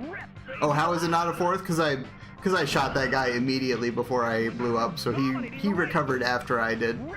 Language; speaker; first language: English; native; English